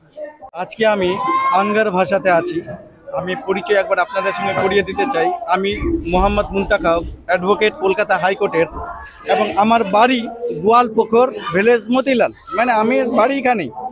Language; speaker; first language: Bangla; non-native, local second language; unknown